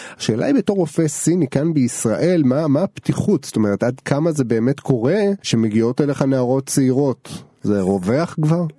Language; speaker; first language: Hebrew; native; Hebrew